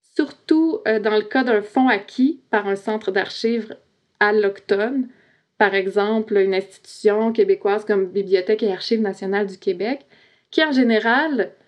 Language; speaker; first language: French; native; French